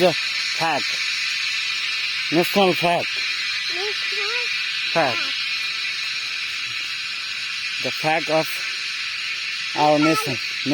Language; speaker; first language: English; non-native, learner; Nepali